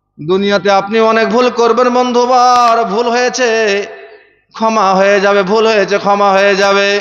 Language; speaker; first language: Bangla; non-native, fluent; Urdu